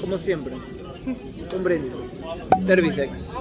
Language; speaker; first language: Spanish; native; Spanish